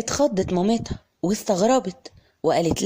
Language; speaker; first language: Arabic; native; Arabic